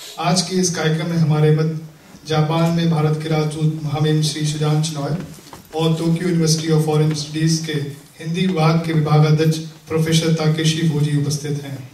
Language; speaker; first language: Hindi; native; Hindi